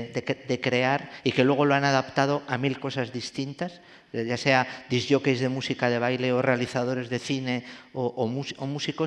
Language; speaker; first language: Spanish; native; Spanish